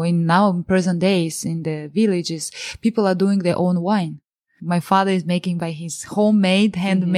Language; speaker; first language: English; non-native, fluent; Romanian